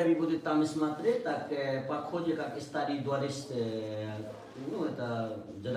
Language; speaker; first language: Russian; non-native, learner; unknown